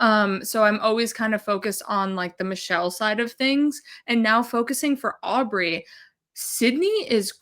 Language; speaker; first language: English; native; English